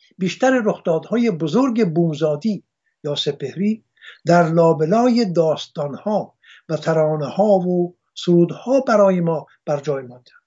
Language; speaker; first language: Persian; non-native, local second language; Armenian